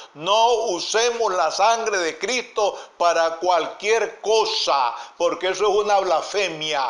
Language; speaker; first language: Spanish; native; Spanish